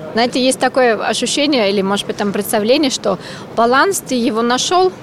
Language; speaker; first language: Russian; non-native, fluent; German